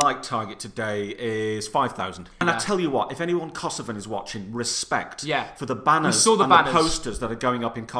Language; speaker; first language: English; native; English